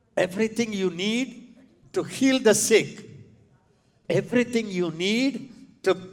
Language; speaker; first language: English; non-native, local second language; Tamil